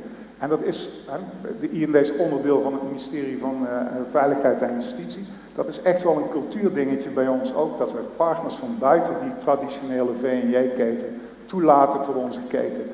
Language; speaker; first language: Dutch; native; Dutch